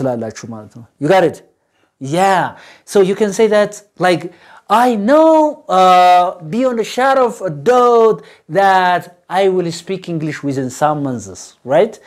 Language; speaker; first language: English; non-native, fluent; Amharic